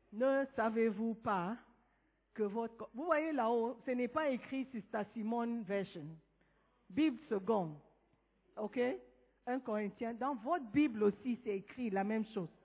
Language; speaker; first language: French; non-native, fluent; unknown